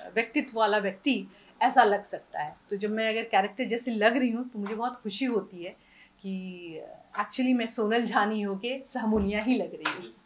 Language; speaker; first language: Hindi; native; Hindi